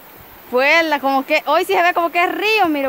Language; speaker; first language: Spanish; native; Spanish